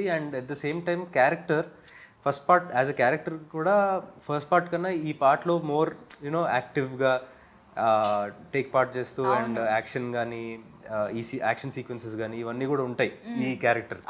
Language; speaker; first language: Telugu; native; Telugu